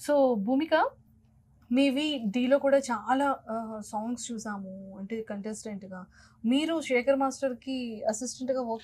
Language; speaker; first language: Telugu; native; Telugu